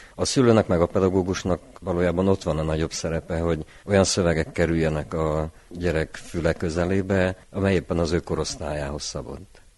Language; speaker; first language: Hungarian; native; Hungarian